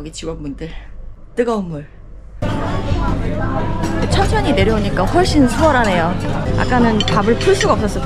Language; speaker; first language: Korean; native; Korean